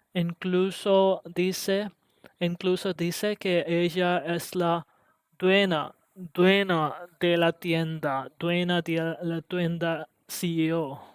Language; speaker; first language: Spanish; non-native, learner; English